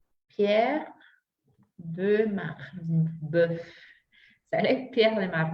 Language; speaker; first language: French; non-native, fluent; Spanish